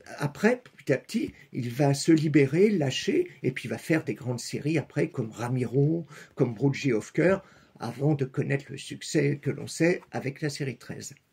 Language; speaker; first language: French; native; French